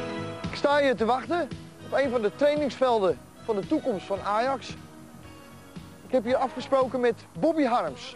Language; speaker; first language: Dutch; native; Dutch